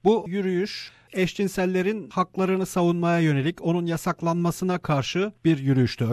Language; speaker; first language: Turkish; native; Turkish